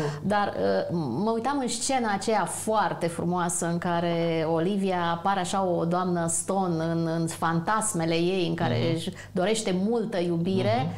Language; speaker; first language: Romanian; native; Romanian